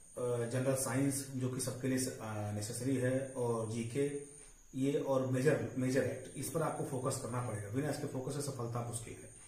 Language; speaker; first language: Hindi; native; Hindi